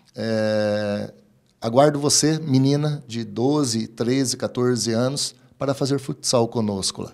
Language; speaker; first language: Portuguese; native; Portuguese